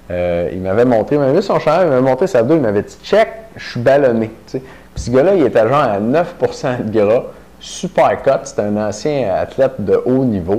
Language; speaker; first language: French; native; French